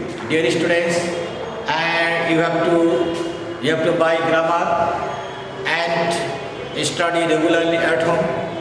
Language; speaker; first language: English; non-native, local second language; Bangla